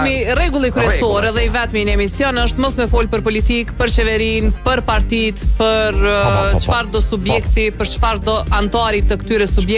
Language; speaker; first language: Albanian; native; Albanian